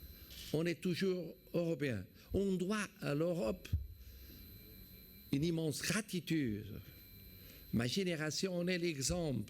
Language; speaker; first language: French; non-native, fluent; Portuguese